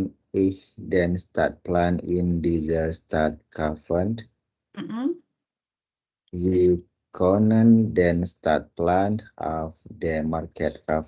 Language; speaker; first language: German; non-native, learner; Indonesian